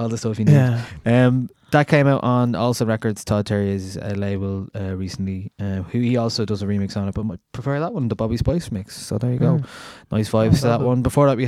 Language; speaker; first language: English; native; English